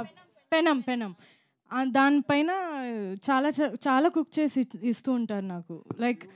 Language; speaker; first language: Telugu; non-native, fluent; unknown